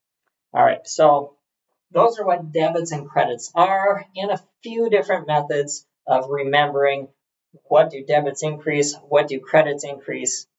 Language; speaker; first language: English; native; English